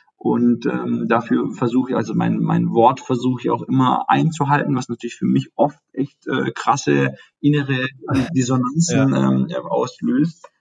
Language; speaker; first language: German; early bilingual, other home language; Turkish